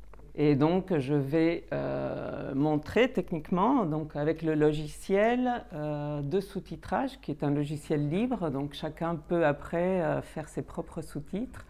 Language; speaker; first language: French; native; French